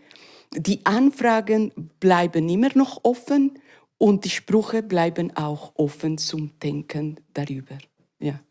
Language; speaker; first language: German; non-native, learner; Spanish